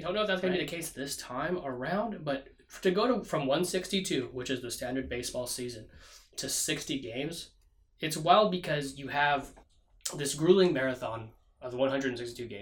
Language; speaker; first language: English; native; English